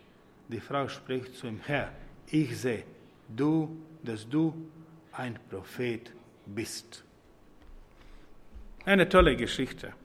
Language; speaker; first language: German; non-native, fluent; Croatian